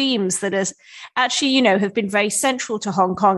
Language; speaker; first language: English; native; English